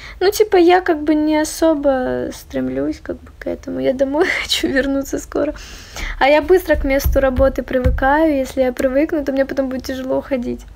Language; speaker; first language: Russian; native; Russian